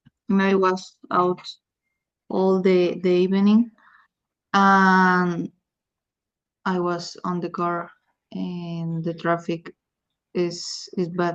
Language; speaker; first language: English; non-native, learner; Spanish